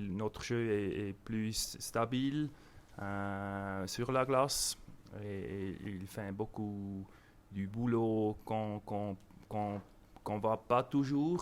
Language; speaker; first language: French; non-native, local second language; German